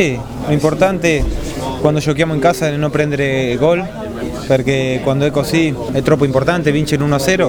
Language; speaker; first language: Italian; non-native, fluent; Spanish